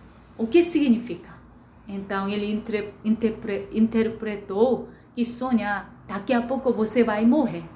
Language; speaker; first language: Portuguese; non-native, learner; Korean